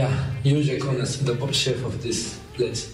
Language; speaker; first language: English; non-native, learner; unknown